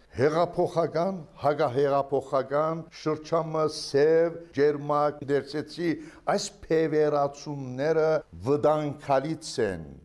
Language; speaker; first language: Armenian; early bilingual, heritage; Armenian